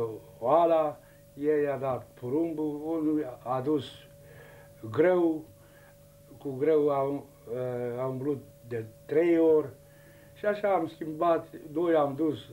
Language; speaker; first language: Romanian; non-native, local second language; Hungarian